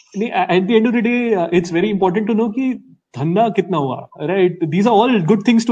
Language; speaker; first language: English; non-native, local second language; Hindi